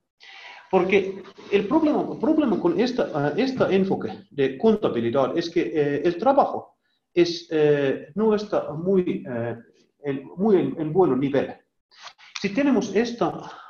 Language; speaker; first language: Spanish; non-native, learner; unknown